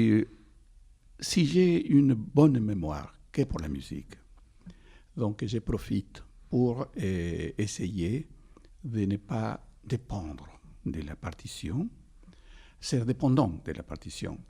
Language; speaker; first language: French; non-native, fluent; Spanish